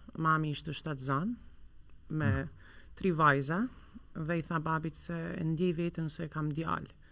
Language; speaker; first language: Albanian; native; Albanian